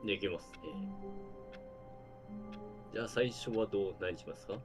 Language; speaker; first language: Japanese; native; Japanese